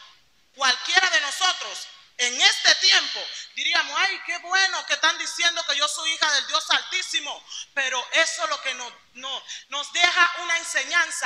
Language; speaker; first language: Spanish; native; Spanish